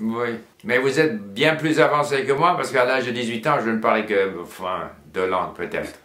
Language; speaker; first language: French; non-native, fluent; English